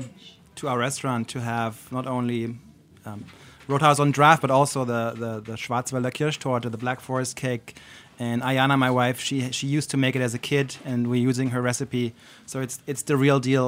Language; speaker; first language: English; non-native, fluent; German